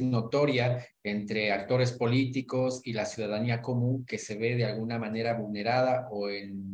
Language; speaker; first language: Spanish; native; Spanish